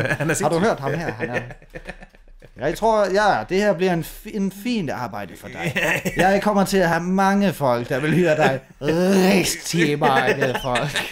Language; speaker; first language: Danish; native; Danish